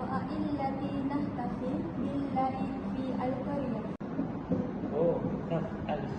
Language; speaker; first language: Arabic; non-native, learner; Malay